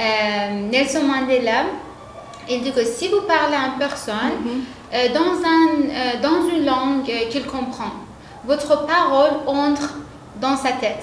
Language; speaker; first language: French; non-native, fluent; Persian